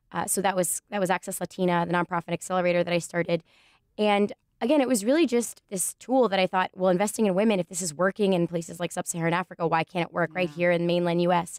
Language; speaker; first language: English; native; English